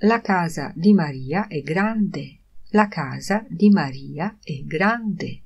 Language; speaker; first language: Italian; non-native, fluent; Polish